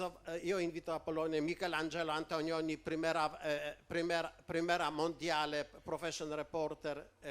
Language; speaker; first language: Italian; non-native, learner; Polish